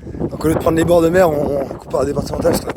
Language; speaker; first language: French; native; French